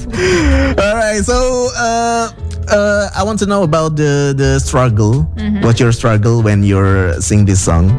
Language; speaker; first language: English; non-native, learner; Indonesian